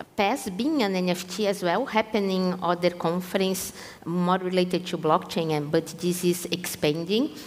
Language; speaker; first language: English; non-native, fluent; Portuguese